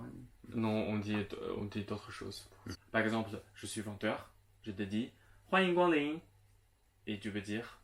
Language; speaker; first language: French; non-native, local second language; Chinese